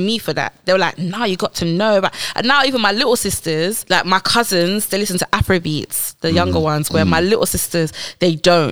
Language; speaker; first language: English; native; English